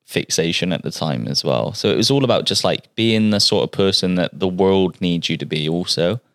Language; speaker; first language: English; native; English